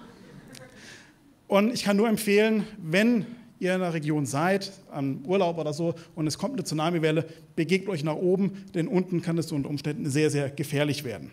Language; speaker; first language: German; native; German